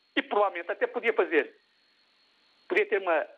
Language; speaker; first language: Portuguese; native; Portuguese